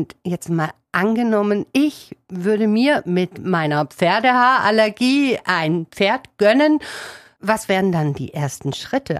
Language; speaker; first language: German; native; German